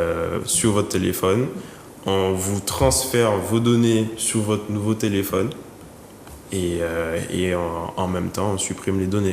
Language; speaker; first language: French; native; French